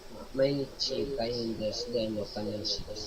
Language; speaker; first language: Japanese; non-native, learner; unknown